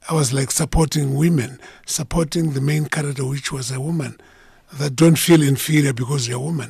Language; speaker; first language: English; non-native, local second language; Shona